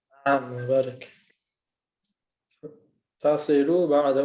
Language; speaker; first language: Arabic; non-native, fluent; English